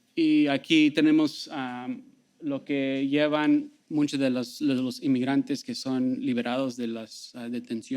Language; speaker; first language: Spanish; early bilingual, heritage; Spanish